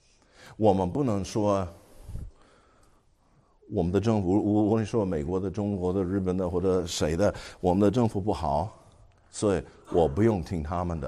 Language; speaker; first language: Chinese; non-native, fluent; English